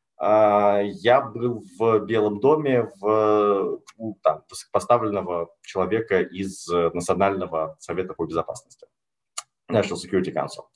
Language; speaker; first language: Russian; native; Russian